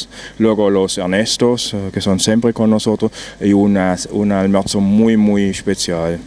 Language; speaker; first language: Spanish; non-native, learner; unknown